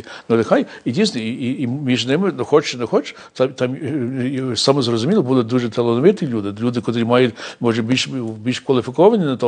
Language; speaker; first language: Ukrainian; early bilingual, heritage; English